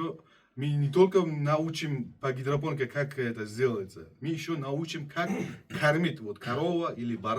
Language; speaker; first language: Russian; non-native, fluent; Uzbek